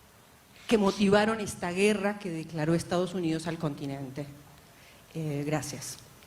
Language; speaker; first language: Spanish; native; Spanish